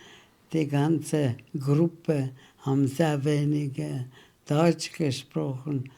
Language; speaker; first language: German; early bilingual, heritage; German